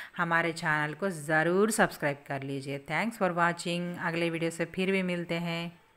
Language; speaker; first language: Hindi; native; Hindi